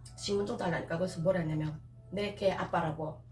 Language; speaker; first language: Korean; native; Korean